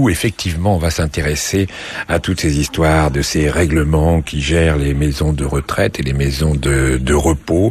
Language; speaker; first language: French; native; French